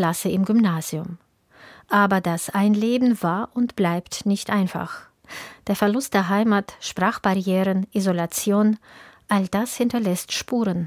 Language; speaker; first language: German; native; German